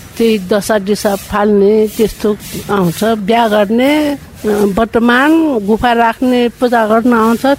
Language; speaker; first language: Nepali; non-native, local second language; Newari